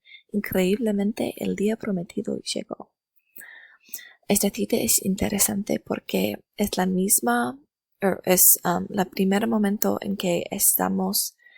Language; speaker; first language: Spanish; non-native, learner; English